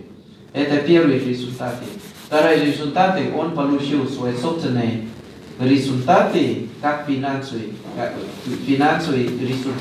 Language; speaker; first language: Russian; non-native, fluent; Thai